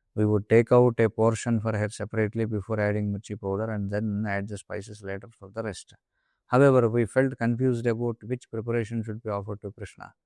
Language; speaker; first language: English; non-native, local second language; Telugu